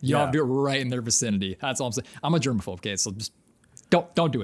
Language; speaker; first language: English; native; English